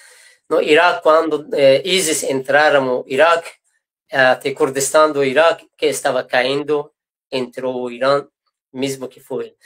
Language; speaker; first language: Portuguese; non-native, fluent; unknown